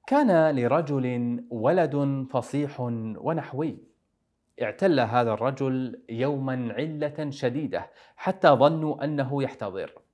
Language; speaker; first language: Arabic; native; Arabic